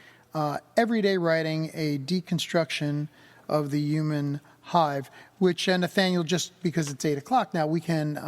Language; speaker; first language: English; native; English